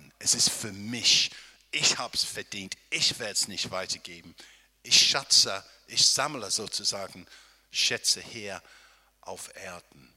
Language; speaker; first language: German; non-native, fluent; English